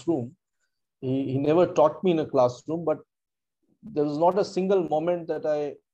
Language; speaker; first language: English; non-native, local second language; Marathi